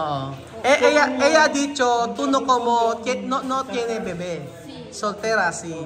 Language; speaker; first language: Spanish; non-native, learner; Filipino